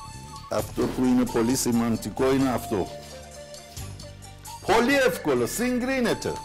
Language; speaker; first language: Greek; non-native, learner; Persian